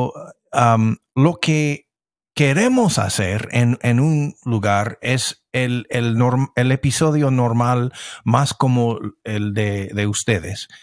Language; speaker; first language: Spanish; non-native, fluent; English